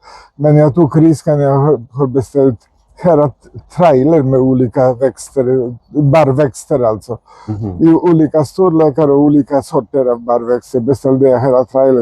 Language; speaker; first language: Swedish; non-native, fluent; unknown